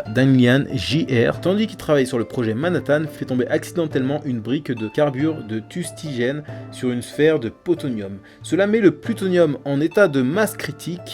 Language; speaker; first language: French; native; French